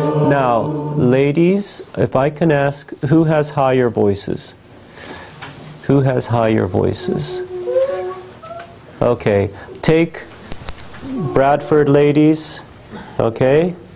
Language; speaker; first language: English; early bilingual, other home language; Ukrainian